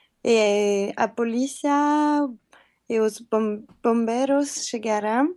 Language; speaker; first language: Portuguese; non-native, learner; French